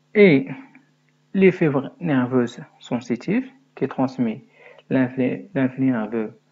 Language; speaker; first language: French; non-native, local second language; Arabic